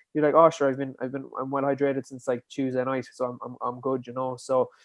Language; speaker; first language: English; native; English